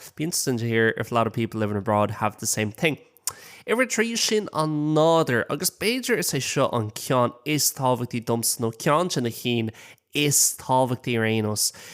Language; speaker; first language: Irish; non-native, local second language; English